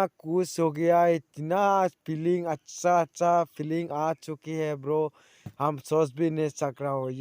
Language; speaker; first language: Hindi; non-native, local second language; Chakma